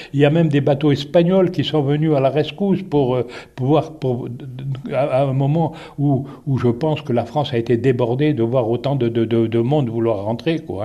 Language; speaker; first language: French; native; French